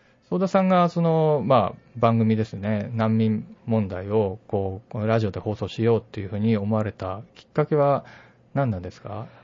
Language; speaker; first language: Japanese; native; Japanese